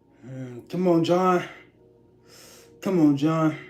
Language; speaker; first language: English; native; English